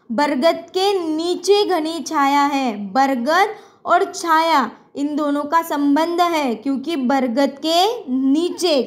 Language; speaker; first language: Hindi; non-native, local second language; Marathi